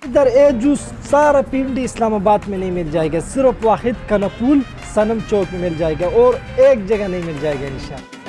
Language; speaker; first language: Hindi; non-native, learner; Pashto